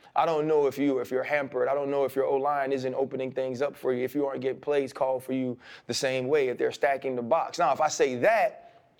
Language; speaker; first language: English; native; English